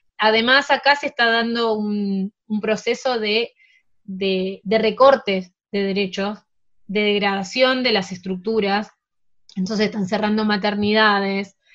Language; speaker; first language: Spanish; early bilingual, heritage; Spanish